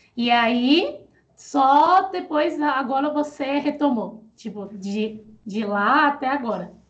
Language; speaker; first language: Portuguese; non-native, fluent; Chinese